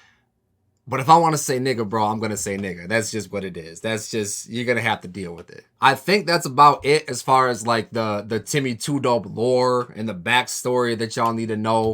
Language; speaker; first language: English; native; English